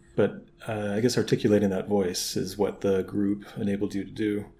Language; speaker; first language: English; native; English